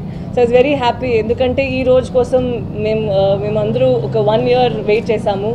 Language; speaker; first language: Telugu; non-native, learner; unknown